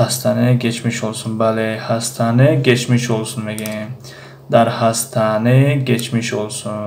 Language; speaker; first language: Turkish; non-native, fluent; Tajik